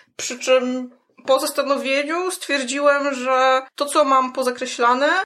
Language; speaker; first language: Polish; non-native, fluent; English